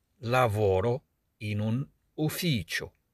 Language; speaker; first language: Italian; non-native, fluent; Arabic